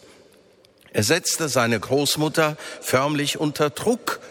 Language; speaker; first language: German; native; German